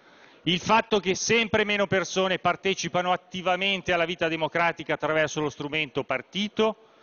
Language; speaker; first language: Italian; native; Italian